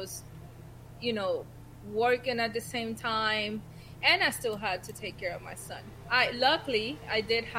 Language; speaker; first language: English; non-native, fluent; Spanish